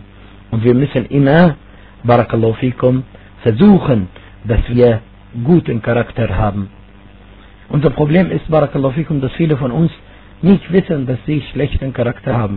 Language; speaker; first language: German; non-native, fluent; Arabic